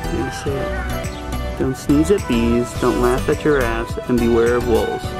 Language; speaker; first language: English; native; English